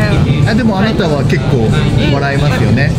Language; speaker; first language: Japanese; native; Japanese